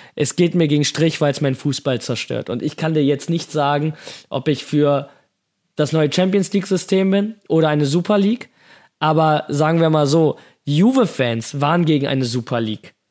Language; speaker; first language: German; native; German